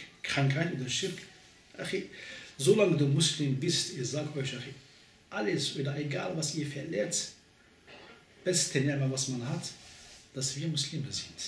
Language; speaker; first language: German; non-native, fluent; Arabic